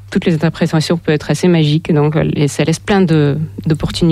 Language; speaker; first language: French; non-native, fluent; Russian